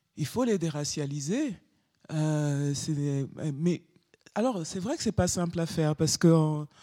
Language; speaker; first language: French; native; French